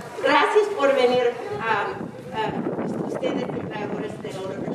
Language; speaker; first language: Spanish; non-native, learner; English